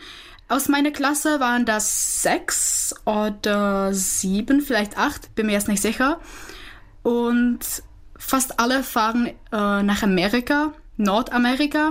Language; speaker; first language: German; non-native, fluent; Czech